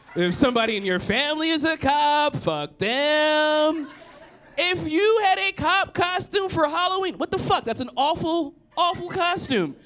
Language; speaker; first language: English; native; English